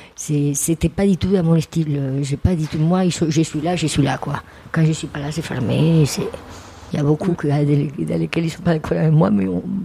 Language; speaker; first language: French; non-native, fluent; Spanish